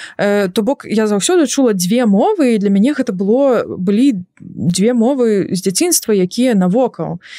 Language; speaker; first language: Belarusian; non-native, local second language; Russian